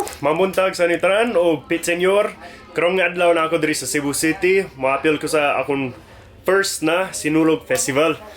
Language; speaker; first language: Cebuano; non-native, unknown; English